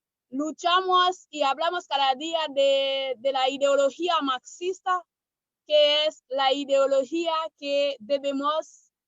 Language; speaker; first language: Spanish; non-native, learner; Haitian Creole